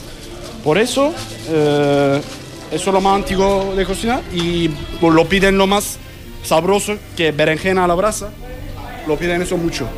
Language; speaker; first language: Spanish; non-native, learner; Turkish